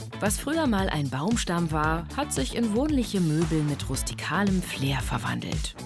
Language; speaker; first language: German; native; German